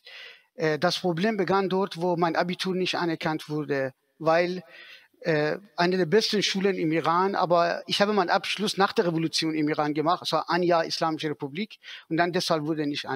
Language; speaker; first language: German; non-native, fluent; Persian